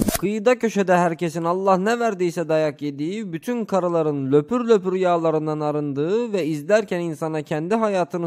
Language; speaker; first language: Turkish; native; Turkish